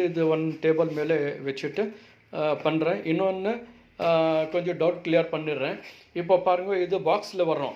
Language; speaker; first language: Tamil; non-native, local second language; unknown